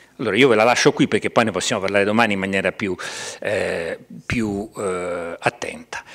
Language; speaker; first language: Italian; native; Italian